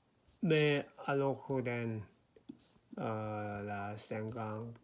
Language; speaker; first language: French; non-native, learner; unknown